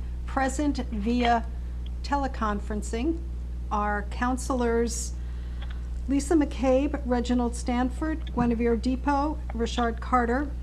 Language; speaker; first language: English; native; English